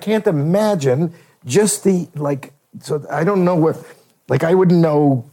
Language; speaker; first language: English; native; English